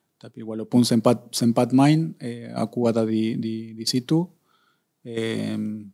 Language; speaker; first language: Indonesian; non-native, fluent; Spanish